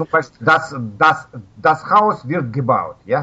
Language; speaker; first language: German; non-native, learner; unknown